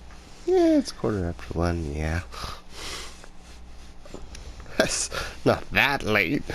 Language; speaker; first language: English; native; English